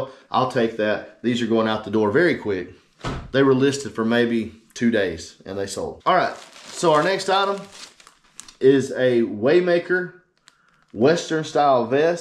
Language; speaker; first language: English; native; English